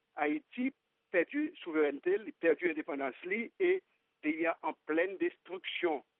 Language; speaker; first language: French; non-native, local second language; Haitian Creole